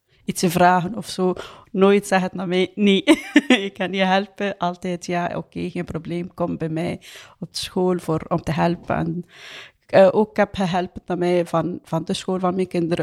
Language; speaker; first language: Dutch; non-native, learner; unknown